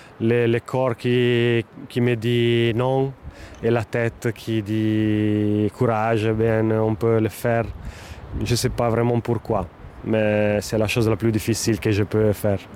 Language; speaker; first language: French; non-native, fluent; Italian